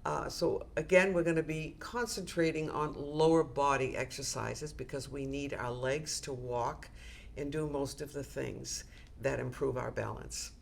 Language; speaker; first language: English; native; English